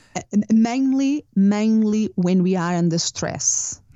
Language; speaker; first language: English; non-native, fluent; Portuguese